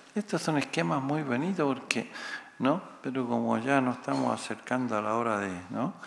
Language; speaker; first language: Spanish; native; Spanish